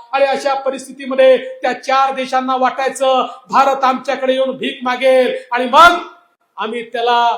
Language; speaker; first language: Marathi; native; Marathi